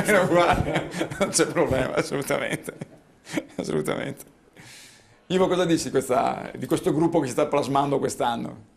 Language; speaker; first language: Italian; native; Italian